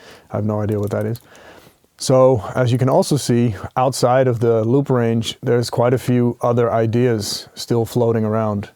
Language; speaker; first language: English; non-native, fluent; Dutch